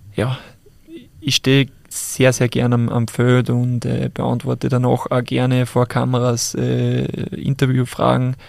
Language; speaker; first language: German; native; German